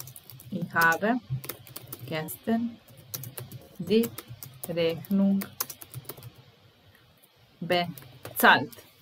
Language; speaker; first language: German; non-native, fluent; Serbian